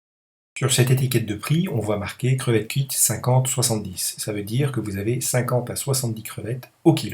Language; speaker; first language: French; native; French